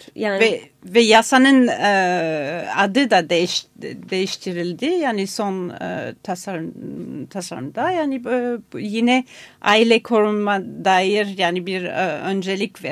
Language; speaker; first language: Turkish; non-native, fluent; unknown